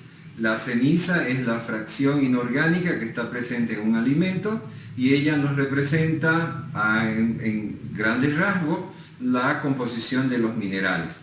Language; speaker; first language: Spanish; native; Spanish